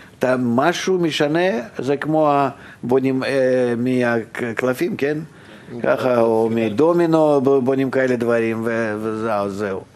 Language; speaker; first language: Hebrew; non-native, fluent; Russian